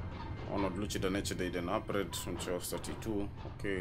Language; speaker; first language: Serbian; early bilingual, heritage; English